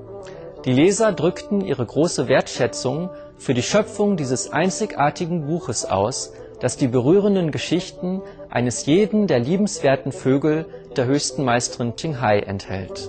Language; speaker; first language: German; native; German